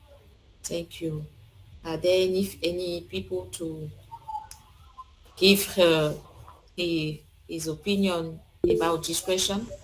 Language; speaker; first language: English; non-native, learner; French